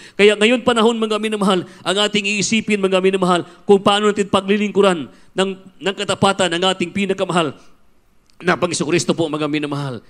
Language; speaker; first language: Filipino; non-native, local second language; Cebuano